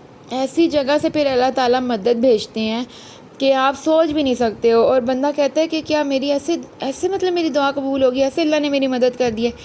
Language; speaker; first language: Urdu; native; Urdu